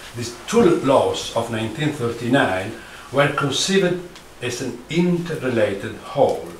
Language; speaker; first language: English; non-native, fluent; Italian